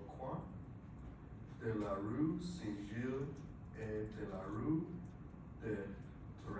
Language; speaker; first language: French; non-native, learner; English